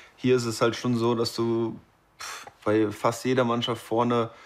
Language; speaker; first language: German; native; German